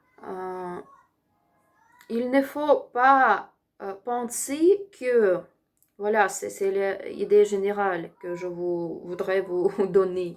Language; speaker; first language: French; non-native, learner; Ukrainian